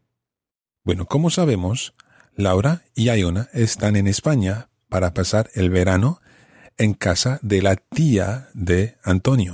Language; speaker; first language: Spanish; non-native, fluent; English